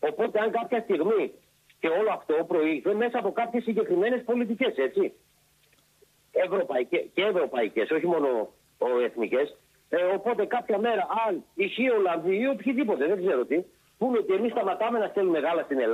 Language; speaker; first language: Greek; native; Greek